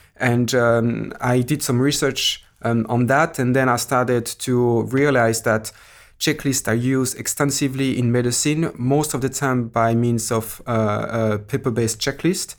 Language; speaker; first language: English; non-native, fluent; French